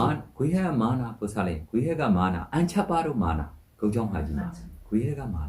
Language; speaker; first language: Korean; non-native, fluent; Burmese